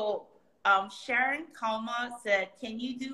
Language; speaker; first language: English; early bilingual, other home language; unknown